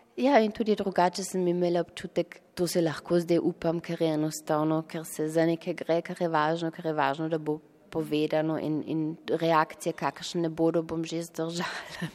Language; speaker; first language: Slovenian; early bilingual, heritage; Slovenian